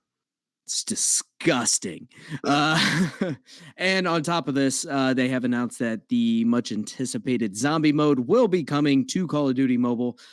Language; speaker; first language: English; native; English